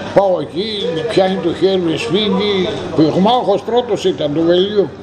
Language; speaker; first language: Greek; native; Greek